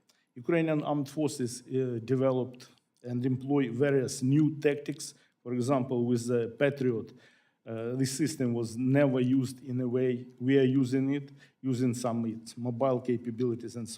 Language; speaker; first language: English; non-native, fluent; Ukrainian